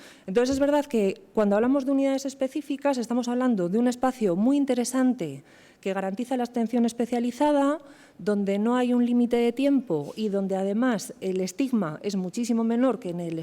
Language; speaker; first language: Spanish; native; Spanish